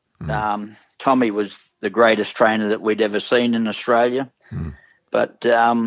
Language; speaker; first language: English; native; English